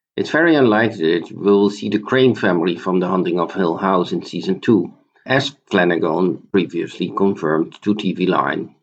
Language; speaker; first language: English; non-native, fluent; Dutch